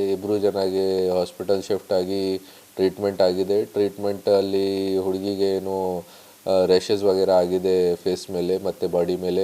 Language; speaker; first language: Kannada; non-native, fluent; Hindi